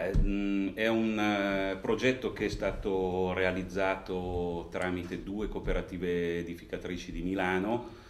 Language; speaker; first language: Italian; native; Italian